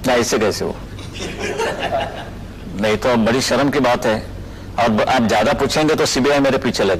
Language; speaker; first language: Hindi; non-native, local second language; Marathi